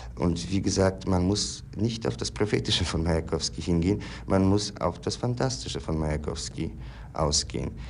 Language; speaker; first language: German; non-native, fluent; Polish